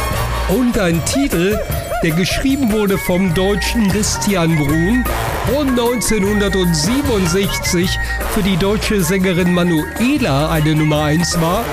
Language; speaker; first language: German; native; German